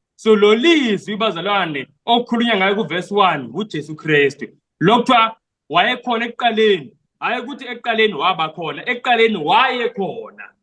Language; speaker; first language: Zulu; non-native, local second language; Xhosa